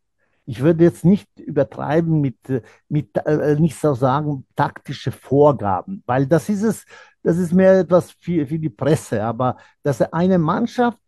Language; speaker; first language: German; non-native, fluent; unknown